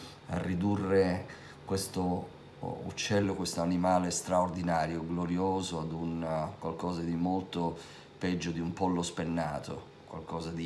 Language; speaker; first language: Italian; native; Italian